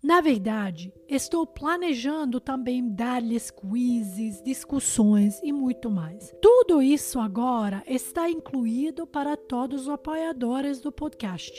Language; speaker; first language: Portuguese; non-native, learner; Albanian